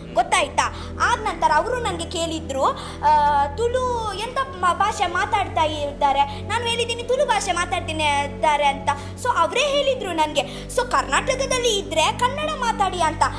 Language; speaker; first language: Kannada; non-native, local second language; Tulu